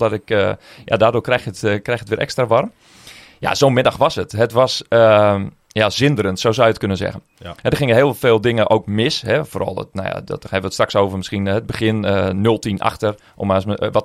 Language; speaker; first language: Dutch; native; Dutch